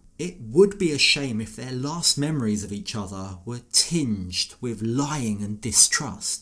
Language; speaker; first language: English; native; English